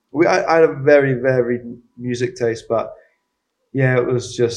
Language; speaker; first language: English; native; English